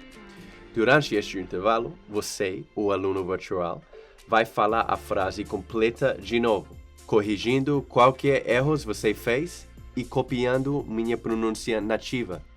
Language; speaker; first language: Portuguese; non-native, fluent; English